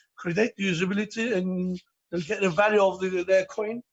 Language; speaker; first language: English; non-native, learner; Turkish